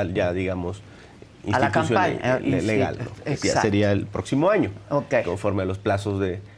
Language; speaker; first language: Spanish; native; Spanish